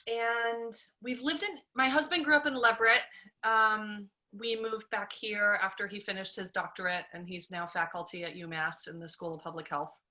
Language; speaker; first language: English; early bilingual, other home language; German